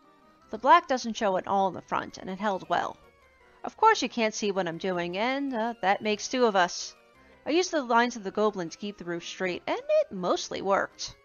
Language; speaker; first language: English; native; English